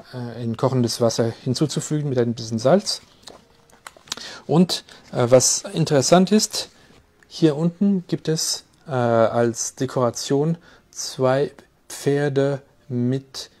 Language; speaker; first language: German; non-native, fluent; French